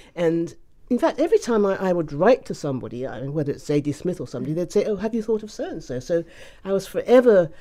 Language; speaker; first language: English; native; English